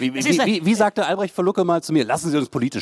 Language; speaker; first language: German; native; German